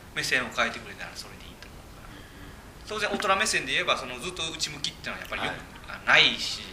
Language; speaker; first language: Japanese; early bilingual, other home language; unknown